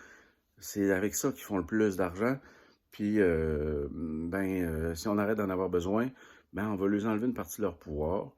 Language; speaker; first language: French; native; French